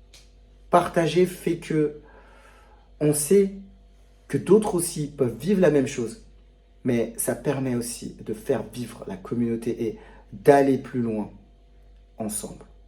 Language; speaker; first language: French; native; French